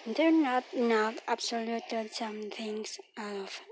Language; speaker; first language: English; non-native, learner; Spanish